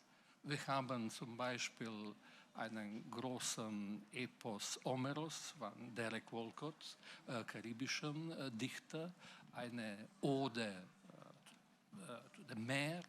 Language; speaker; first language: German; non-native, fluent; Slovenian